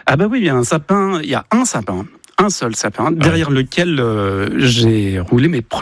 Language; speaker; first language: French; native; French